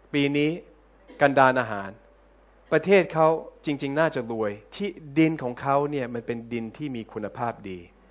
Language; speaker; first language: Thai; non-native, fluent; English